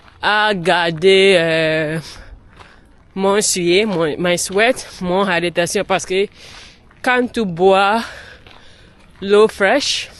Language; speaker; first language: French; non-native, learner; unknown